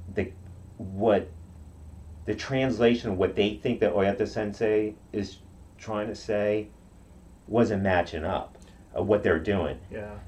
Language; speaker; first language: English; non-native, fluent; Japanese